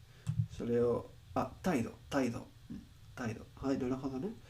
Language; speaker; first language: Japanese; non-native, learner; Spanish